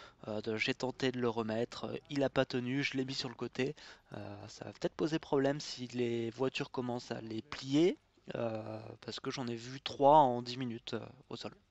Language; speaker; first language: French; native; French